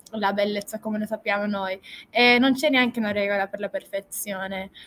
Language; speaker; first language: Italian; non-native, fluent; English